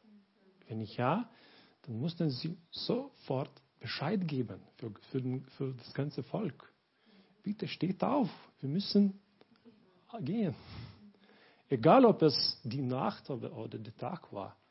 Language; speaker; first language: German; non-native, learner; Lithuanian